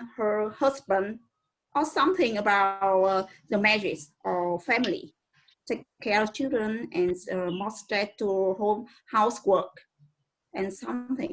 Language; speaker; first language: English; non-native, learner; Vietnamese